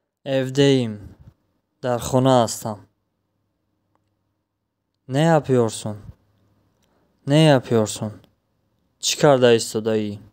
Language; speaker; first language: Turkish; non-native, fluent; Tajik